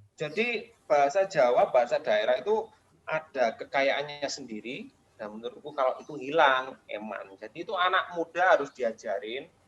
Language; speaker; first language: Indonesian; non-native, fluent; English